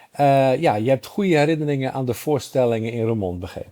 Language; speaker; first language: Dutch; native; Dutch